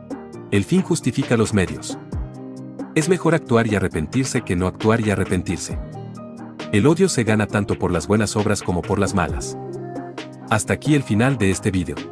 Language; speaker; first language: Spanish; native; Spanish